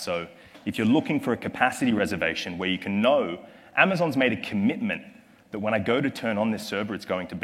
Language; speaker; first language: English; native; English